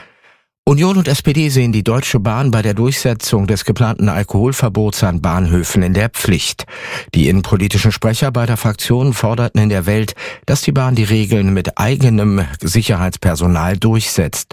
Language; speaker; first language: German; native; German